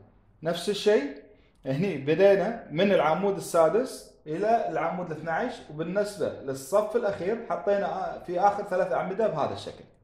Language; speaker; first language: Arabic; native; Arabic